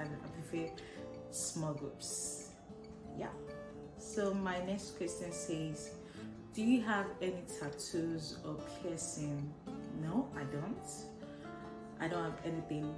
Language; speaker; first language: English; non-native, local second language; Yoruba